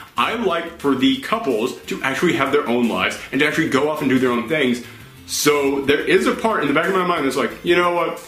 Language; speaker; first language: English; native; English